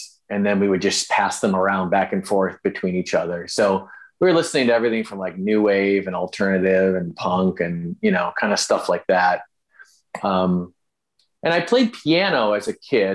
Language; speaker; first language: English; native; English